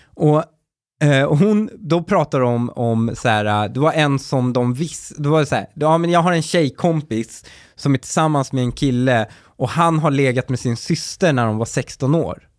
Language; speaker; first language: Swedish; early bilingual, other home language; Persian